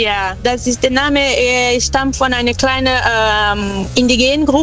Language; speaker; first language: German; non-native, fluent; Portuguese